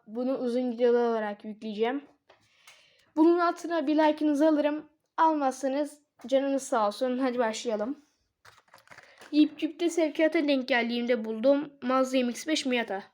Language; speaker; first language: Turkish; native; Turkish